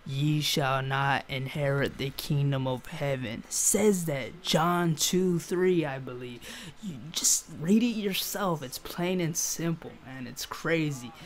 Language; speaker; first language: English; native; English